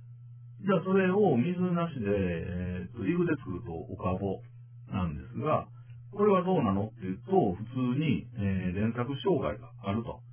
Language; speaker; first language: Japanese; native; Japanese